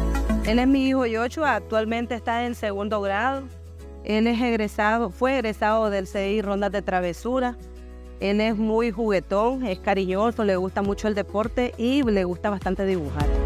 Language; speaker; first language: Spanish; native; Spanish